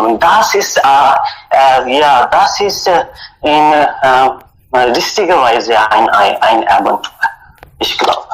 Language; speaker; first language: German; non-native, learner; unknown